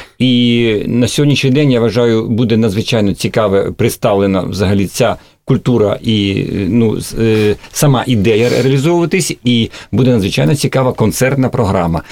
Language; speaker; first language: Ukrainian; native; Ukrainian